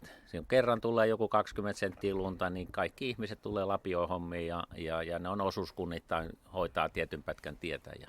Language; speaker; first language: Finnish; native; Finnish